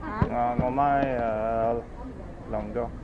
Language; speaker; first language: Cantonese; non-native, learner; English